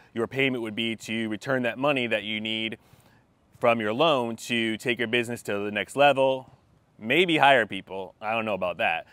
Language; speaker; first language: English; native; English